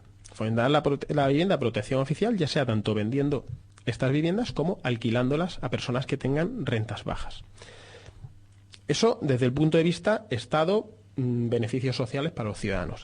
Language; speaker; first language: Spanish; native; Spanish